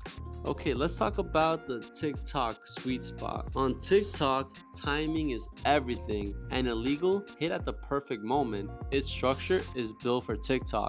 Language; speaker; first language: English; native; English